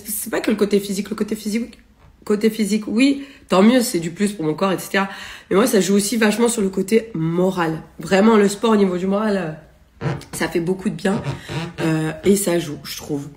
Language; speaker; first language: French; native; French